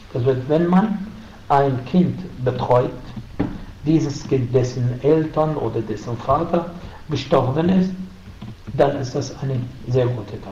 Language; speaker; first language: German; non-native, fluent; Arabic